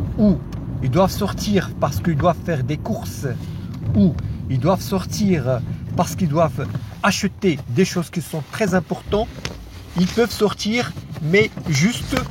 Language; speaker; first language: French; non-native, fluent; Arabic